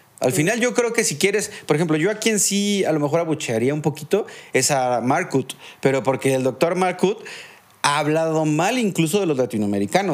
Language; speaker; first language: Spanish; native; Spanish